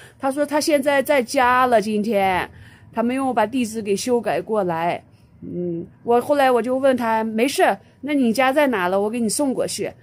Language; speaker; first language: Chinese; native; Chinese